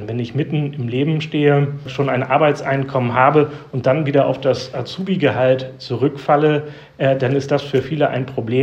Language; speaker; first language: German; native; German